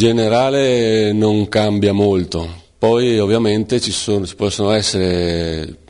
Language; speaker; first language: Italian; native; Italian